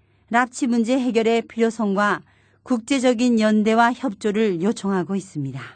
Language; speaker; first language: Korean; native; Korean